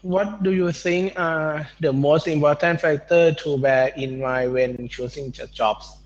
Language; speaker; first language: English; non-native, learner; Thai